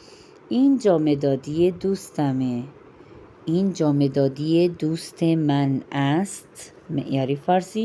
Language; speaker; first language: Persian; non-native, fluent; Urdu